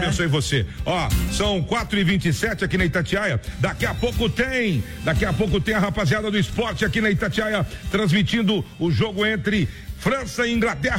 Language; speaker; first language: Portuguese; native; Portuguese